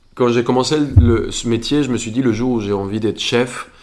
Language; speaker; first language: French; non-native, fluent; Spanish